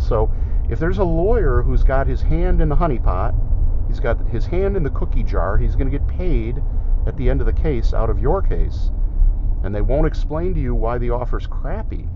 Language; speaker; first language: English; native; English